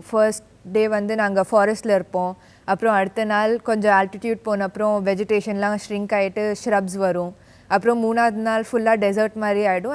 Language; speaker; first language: Tamil; early bilingual, heritage; Tamil